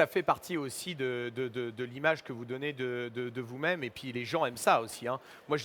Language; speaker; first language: French; native; French